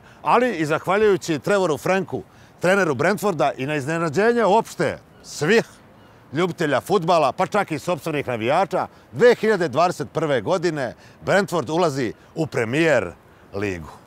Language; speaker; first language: Serbian; native; Serbian